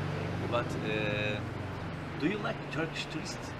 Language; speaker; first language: English; non-native, learner; Turkish